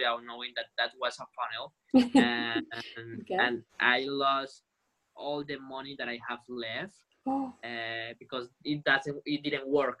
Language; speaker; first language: English; non-native, fluent; Spanish